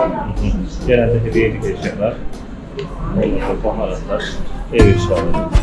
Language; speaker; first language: Turkish; native; Turkish